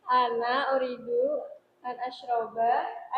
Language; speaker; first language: Arabic; non-native, learner; Indonesian